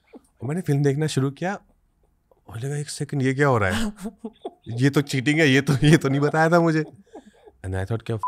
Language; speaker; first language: Hindi; native; Hindi